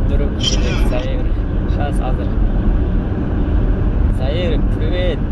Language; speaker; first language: Russian; non-native, learner; Kyrgyz